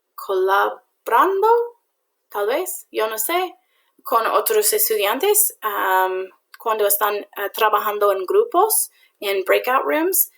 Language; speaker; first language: Spanish; non-native, learner; English